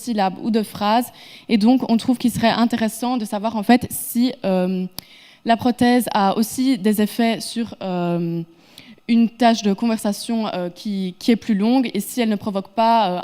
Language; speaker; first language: French; native; French